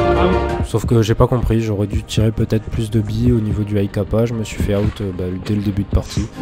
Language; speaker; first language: French; native; French